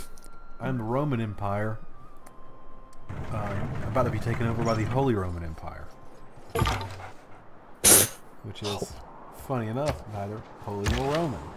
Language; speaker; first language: English; native; English